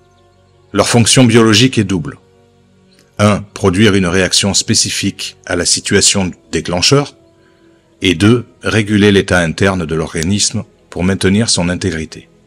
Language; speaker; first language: French; native; French